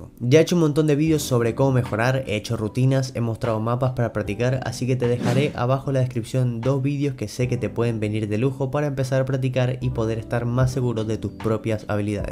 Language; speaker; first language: Spanish; native; Spanish